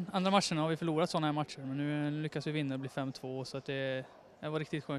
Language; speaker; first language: Swedish; native; Swedish